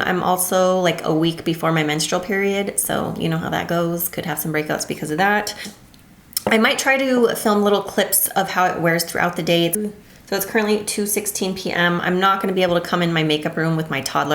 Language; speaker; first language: English; native; English